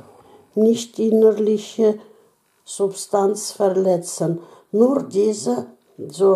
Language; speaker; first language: German; non-native, learner; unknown